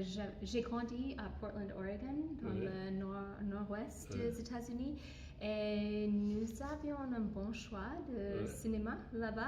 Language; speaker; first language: French; non-native, fluent; English